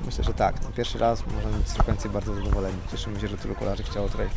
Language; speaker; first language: Polish; native; Polish